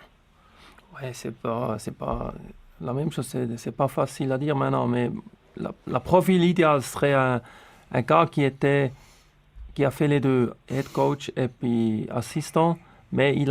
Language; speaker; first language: French; non-native, local second language; Swiss German